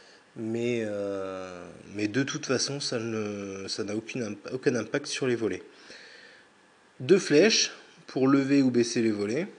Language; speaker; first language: French; native; French